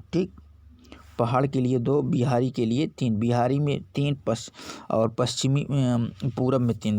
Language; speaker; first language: Hindi; native; Hindi